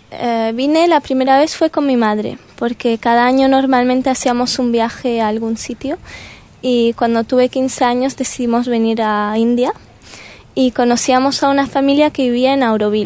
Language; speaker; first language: Spanish; early bilingual, heritage; Spanish